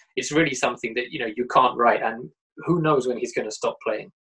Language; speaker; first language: English; native; English